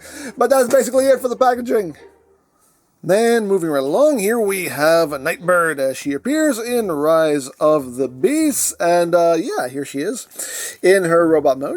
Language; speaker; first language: English; native; English